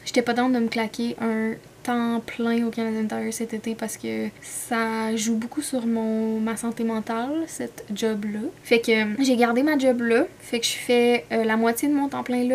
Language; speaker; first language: French; native; French